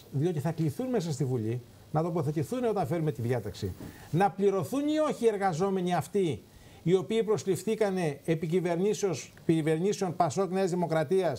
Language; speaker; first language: Greek; native; Greek